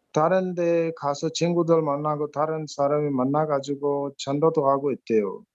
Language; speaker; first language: Korean; non-native, learner; Hindi